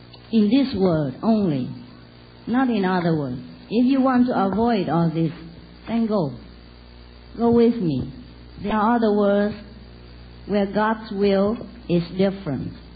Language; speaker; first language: English; non-native, fluent; Vietnamese